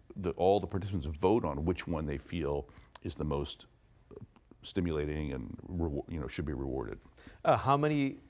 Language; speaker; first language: English; native; English